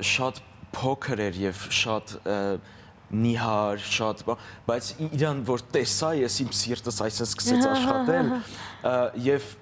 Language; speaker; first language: Armenian; early bilingual, heritage; Armenian